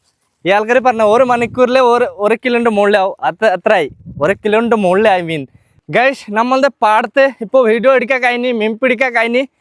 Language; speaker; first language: Malayalam; non-native, learner; Bangla